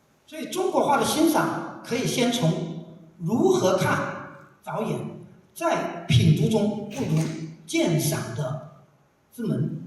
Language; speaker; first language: Chinese; native; Chinese